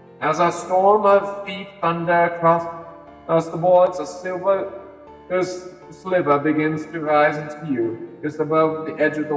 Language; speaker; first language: English; native; English